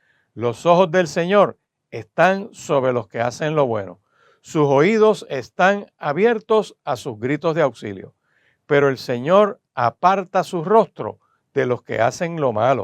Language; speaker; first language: Spanish; native; Spanish